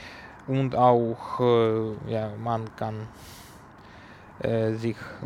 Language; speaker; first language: German; non-native, learner; Ukrainian